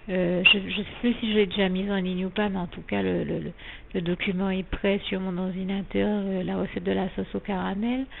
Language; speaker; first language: French; native; French